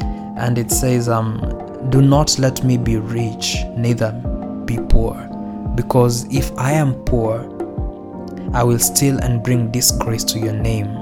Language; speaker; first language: English; non-native, local second language; Swahili